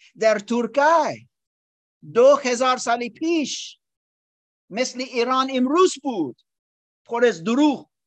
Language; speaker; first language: Persian; non-native, learner; English